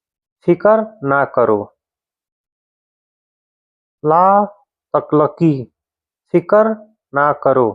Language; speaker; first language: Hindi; native; Hindi